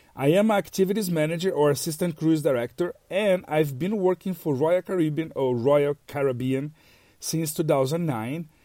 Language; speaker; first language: English; non-native, fluent; Portuguese